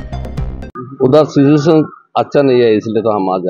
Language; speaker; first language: Hindi; non-native, learner; Bangla